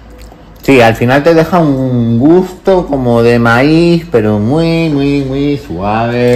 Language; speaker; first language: Spanish; native; Spanish